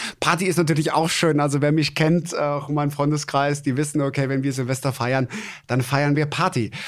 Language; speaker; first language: German; native; German